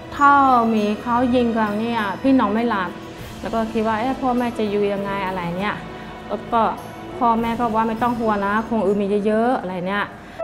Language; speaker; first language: Thai; non-native, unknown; Karen languages